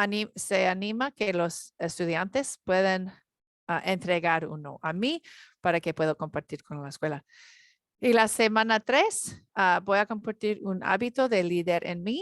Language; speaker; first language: Spanish; non-native, learner; English